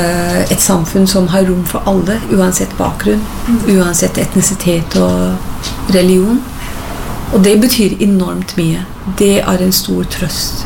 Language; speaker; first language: Norwegian; non-native, fluent; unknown